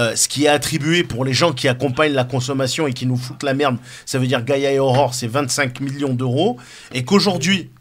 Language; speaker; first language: French; native; French